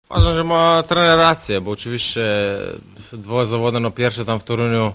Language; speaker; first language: Polish; non-native, fluent; Slovenian